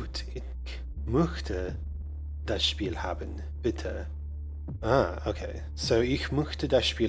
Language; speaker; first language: German; non-native, learner; English